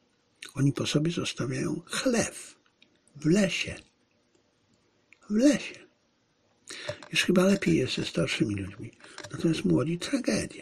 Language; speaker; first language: Polish; native; Polish